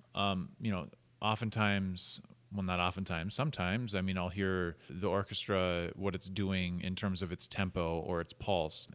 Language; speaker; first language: English; native; English